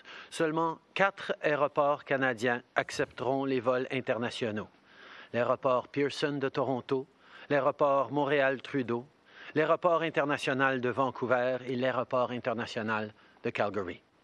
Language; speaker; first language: French; native; French